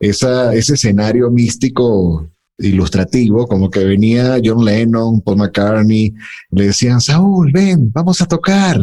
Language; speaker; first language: Spanish; native; Spanish